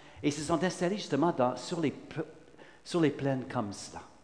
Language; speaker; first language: French; non-native, fluent; English